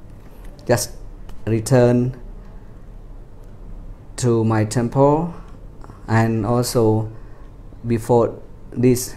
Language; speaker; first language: English; non-native, fluent; Khmer